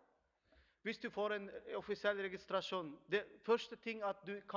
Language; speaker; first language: Swedish; non-native, learner; Turkmen